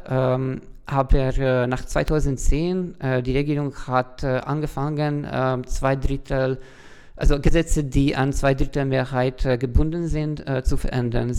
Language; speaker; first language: German; non-native, fluent; Hungarian